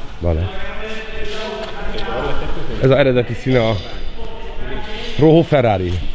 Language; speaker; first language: Spanish; non-native, learner; Hungarian